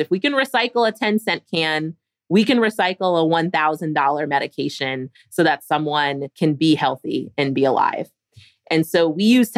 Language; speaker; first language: English; native; English